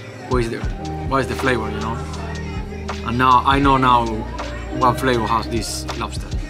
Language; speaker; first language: English; non-native, learner; Spanish